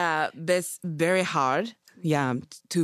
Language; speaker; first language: English; non-native, learner; Japanese